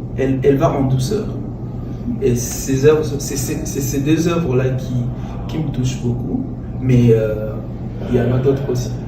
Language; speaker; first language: French; non-native, local second language; Lingala